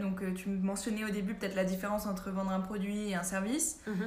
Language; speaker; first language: French; native; French